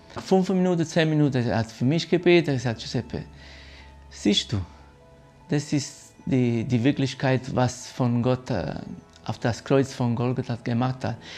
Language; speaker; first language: German; non-native, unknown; Italian